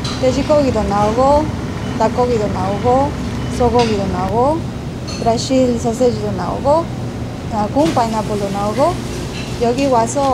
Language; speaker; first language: Korean; non-native, fluent; Spanish